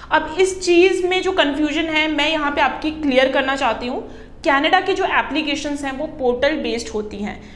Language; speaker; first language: Hindi; non-native, local second language; Punjabi